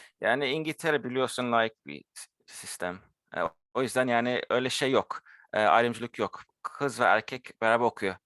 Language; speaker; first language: Turkish; early bilingual, heritage; Turkish